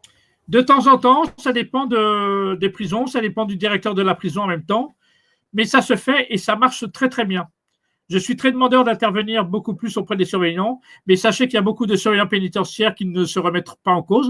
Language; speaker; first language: French; native; French